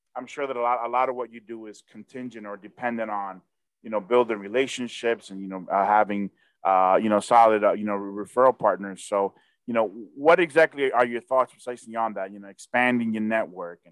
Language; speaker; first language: English; early bilingual, other home language; Spanish